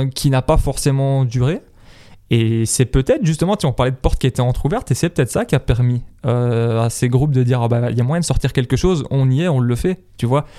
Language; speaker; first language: French; native; French